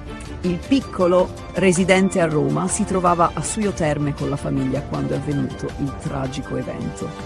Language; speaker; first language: Italian; native; Italian